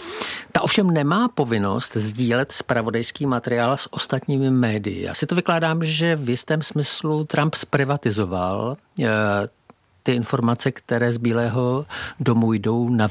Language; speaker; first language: Czech; native; Czech